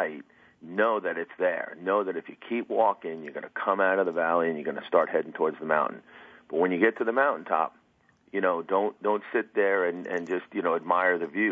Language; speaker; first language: English; native; English